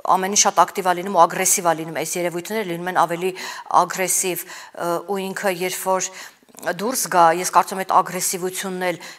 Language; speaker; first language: Armenian; native; Armenian